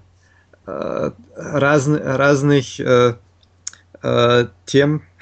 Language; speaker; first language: Russian; non-native, learner; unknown